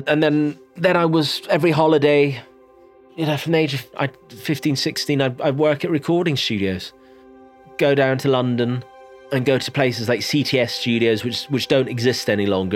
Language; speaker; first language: English; native; English